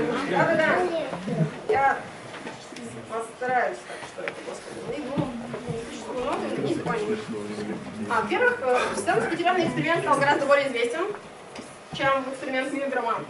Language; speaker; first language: Russian; native; Russian